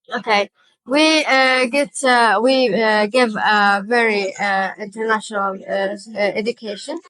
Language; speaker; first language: English; non-native, learner; Turkish